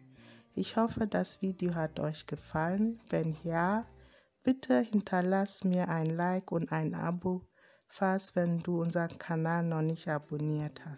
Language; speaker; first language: German; non-native, fluent; Akan